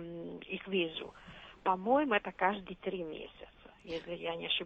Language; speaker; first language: Russian; non-native, fluent; Italian